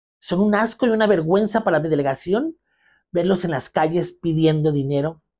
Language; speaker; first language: Spanish; native; Spanish